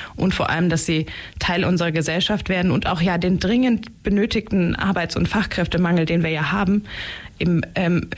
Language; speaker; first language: German; native; German